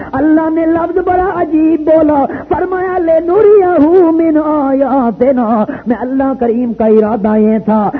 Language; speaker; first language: Urdu; non-native, local second language; Pashto